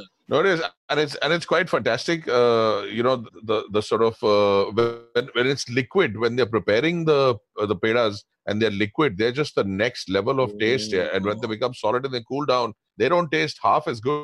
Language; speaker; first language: English; non-native, local second language; Hindi